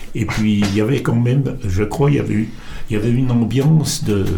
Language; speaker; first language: French; native; French